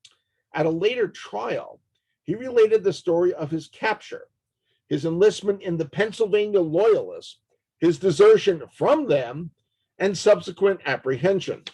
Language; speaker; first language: English; native; English